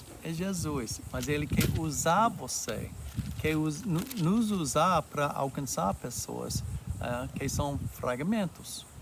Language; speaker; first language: Portuguese; non-native, fluent; English